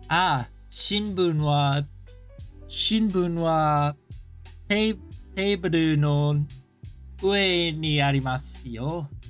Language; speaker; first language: Japanese; non-native, learner; English